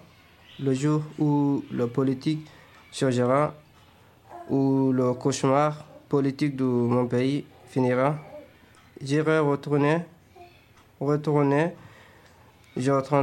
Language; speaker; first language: French; non-native, fluent; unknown